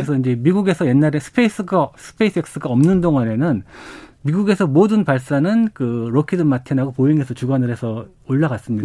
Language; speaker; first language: Korean; native; Korean